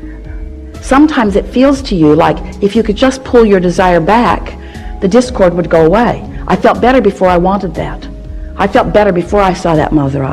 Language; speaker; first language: English; native; English